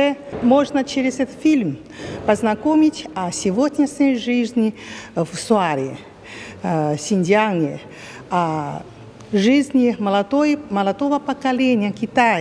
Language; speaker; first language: Russian; non-native, learner; Chinese